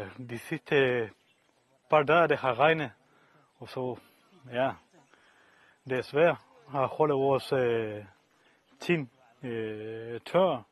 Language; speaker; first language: Danish; non-native, fluent; Spanish